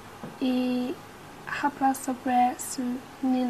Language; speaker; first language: Spanish; non-native, learner; English